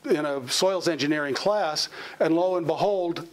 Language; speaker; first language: English; native; English